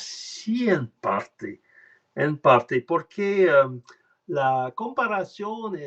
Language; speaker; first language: Spanish; non-native, learner; French